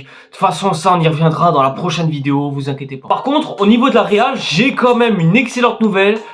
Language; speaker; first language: French; native; French